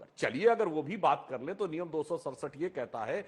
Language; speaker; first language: Hindi; native; Hindi